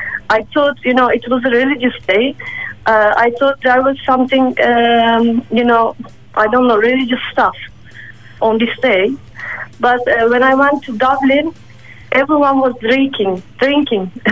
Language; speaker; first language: English; non-native, fluent; Turkish